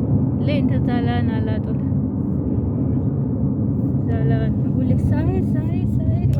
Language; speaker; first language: Arabic; non-native, learner; Amharic